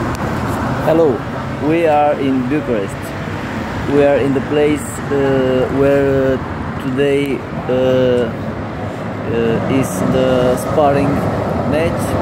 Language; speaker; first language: English; non-native, learner; Romanian